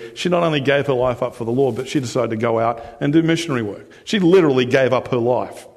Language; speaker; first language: English; native; English